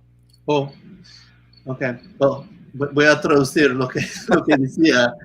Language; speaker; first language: Spanish; non-native, fluent; English